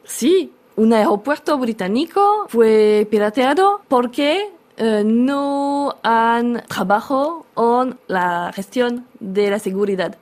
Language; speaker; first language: Spanish; non-native, learner; French